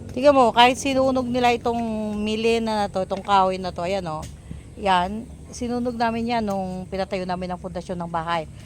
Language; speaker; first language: Filipino; non-native, local second language; Pangasinan